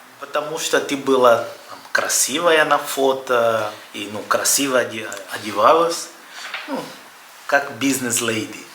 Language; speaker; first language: Russian; non-native, fluent; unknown